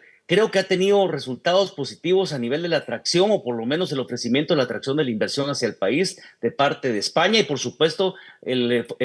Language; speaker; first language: Spanish; native; Spanish